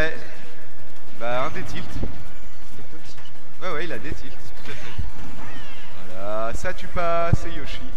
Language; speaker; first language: French; native; French